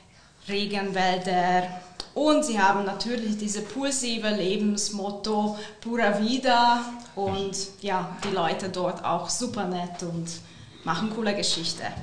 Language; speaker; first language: German; non-native, fluent; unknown